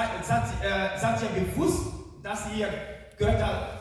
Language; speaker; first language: German; non-native, fluent; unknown